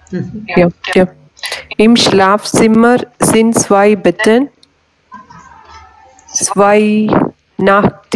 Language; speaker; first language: German; non-native, learner; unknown